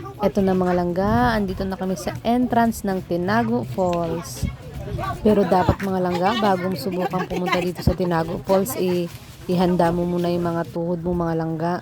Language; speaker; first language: Filipino; non-native, local second language; Cebuano